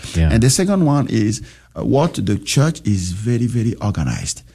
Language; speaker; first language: English; non-native, learner; French